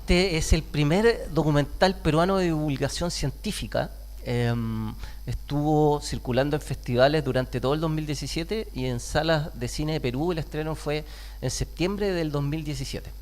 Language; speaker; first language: Spanish; native; Spanish